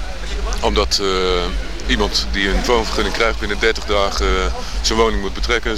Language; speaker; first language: Dutch; native; Dutch